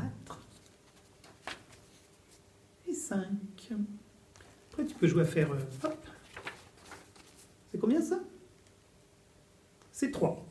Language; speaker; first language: French; native; French